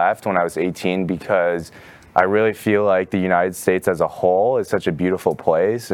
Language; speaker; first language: English; native; English